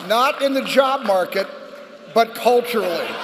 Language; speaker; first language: English; native; English